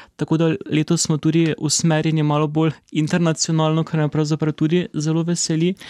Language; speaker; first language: Slovenian; native; Slovenian